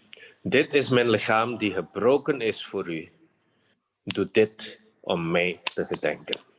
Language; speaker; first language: Dutch; non-native, fluent; Indonesian